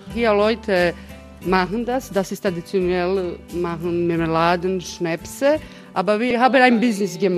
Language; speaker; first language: German; non-native, fluent; Croatian